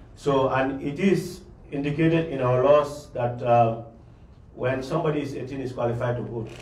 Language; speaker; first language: English; non-native, local second language; Mandingo